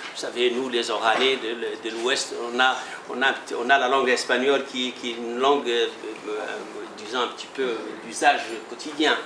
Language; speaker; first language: French; non-native, local second language; Arabic